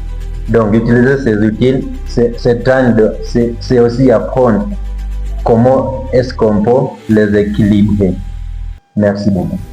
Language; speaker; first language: French; non-native, learner; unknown